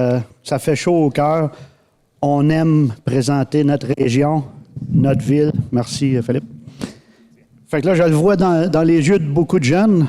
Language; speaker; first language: French; native; French